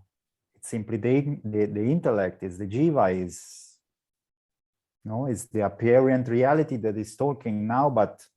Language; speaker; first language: English; non-native, learner; Italian